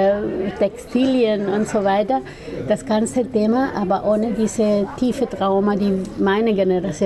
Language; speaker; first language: German; non-native, fluent; Spanish